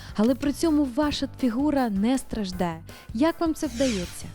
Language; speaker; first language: Ukrainian; native; Ukrainian